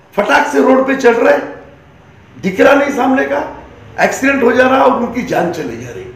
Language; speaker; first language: Hindi; non-native, local second language; Marathi